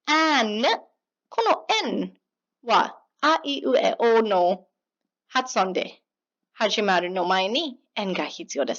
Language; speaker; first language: Japanese; non-native, learner; English